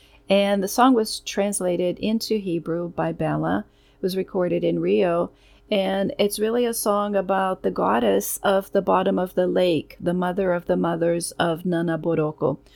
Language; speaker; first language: English; non-native, fluent; Portuguese